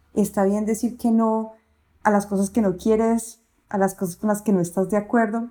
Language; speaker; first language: Spanish; native; Spanish